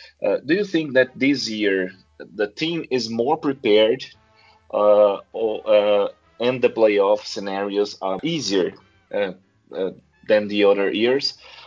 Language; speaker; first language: English; non-native, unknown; Portuguese